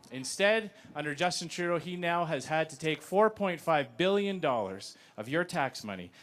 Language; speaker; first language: English; native; English